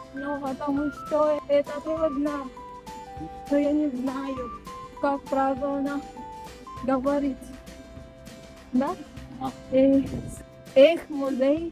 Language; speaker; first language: Russian; non-native, learner; Filipino